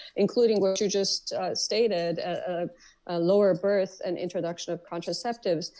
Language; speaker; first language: English; early bilingual, other home language; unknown